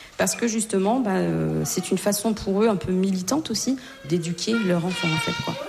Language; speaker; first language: French; native; French